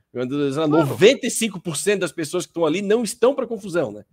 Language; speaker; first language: Portuguese; native; Portuguese